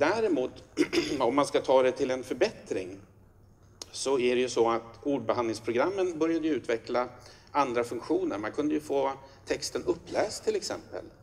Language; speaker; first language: Swedish; native; Swedish